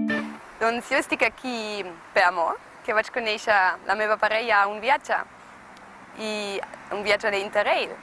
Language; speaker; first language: Catalan; non-native, fluent; German